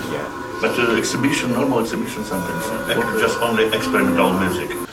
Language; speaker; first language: English; non-native, learner; Russian